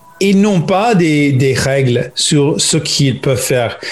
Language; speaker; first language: French; non-native, local second language; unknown